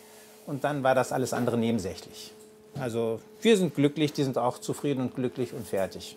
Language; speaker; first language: German; native; German